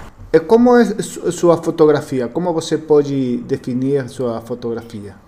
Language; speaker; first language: Portuguese; non-native, learner; Spanish